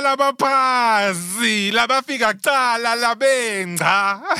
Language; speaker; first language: English; non-native, local second language; Swati